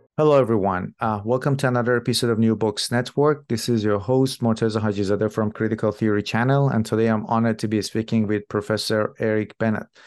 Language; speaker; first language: English; non-native, fluent; Persian